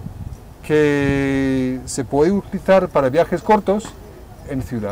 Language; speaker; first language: Spanish; non-native, fluent; English